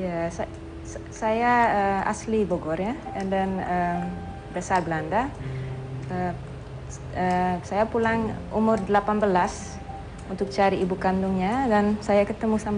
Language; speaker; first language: Indonesian; non-native, learner; Dutch